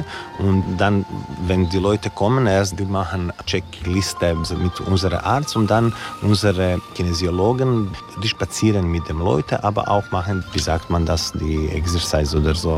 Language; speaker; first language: German; non-native, learner; Croatian